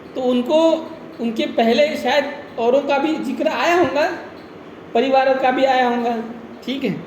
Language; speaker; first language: Hindi; non-native, local second language; Marathi